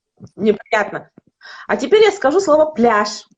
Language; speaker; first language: Russian; native; Russian